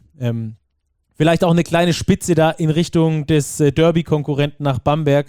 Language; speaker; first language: German; native; German